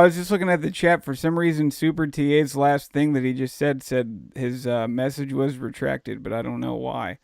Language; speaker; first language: English; native; English